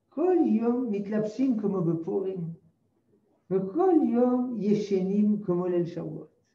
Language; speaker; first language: Hebrew; non-native, fluent; French